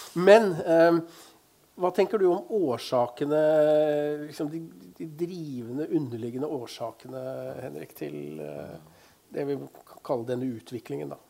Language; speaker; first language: Norwegian; native; Norwegian